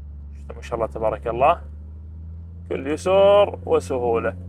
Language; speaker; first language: Arabic; native; Arabic